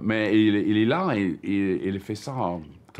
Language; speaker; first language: French; non-native, learner; English